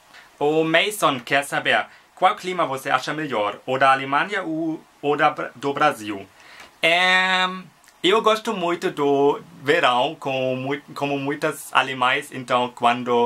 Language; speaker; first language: Portuguese; non-native, fluent; German